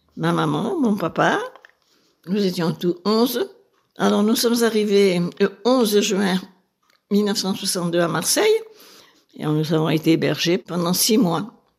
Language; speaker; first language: French; native; French